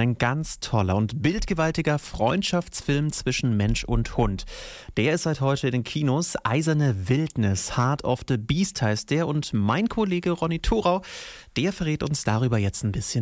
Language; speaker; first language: German; native; German